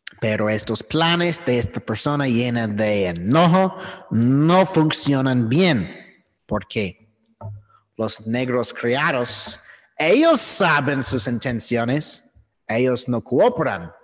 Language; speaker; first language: Spanish; non-native, fluent; English